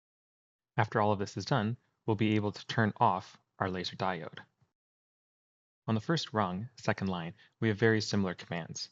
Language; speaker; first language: English; native; English